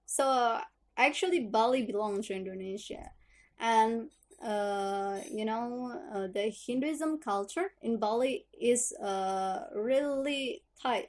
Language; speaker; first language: English; non-native, learner; Indonesian